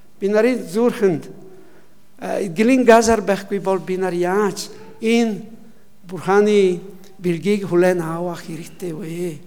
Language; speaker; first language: Mongolian; non-native, learner; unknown